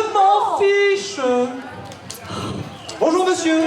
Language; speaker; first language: French; native; French